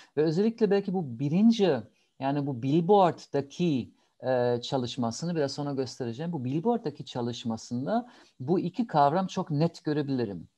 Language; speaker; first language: Turkish; non-native, fluent; German